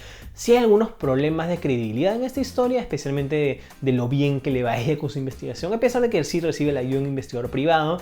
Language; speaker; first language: Spanish; native; Spanish